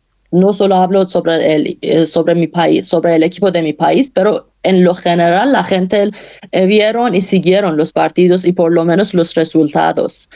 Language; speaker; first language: Spanish; non-native, fluent; Persian